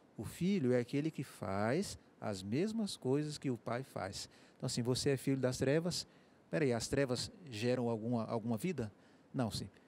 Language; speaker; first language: Portuguese; native; Portuguese